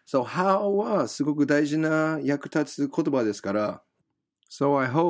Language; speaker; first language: Japanese; non-native, fluent; English